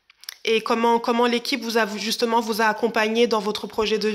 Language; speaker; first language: French; native; French